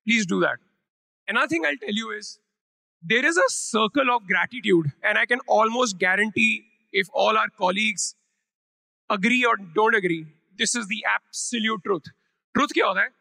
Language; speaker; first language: English; non-native, local second language; Punjabi